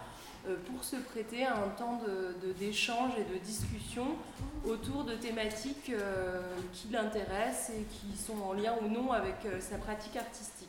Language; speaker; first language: French; native; French